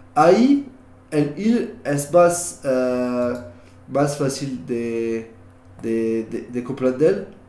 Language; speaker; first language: Spanish; non-native, learner; French